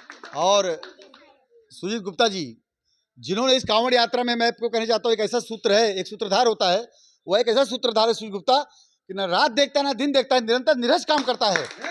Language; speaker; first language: Hindi; native; Hindi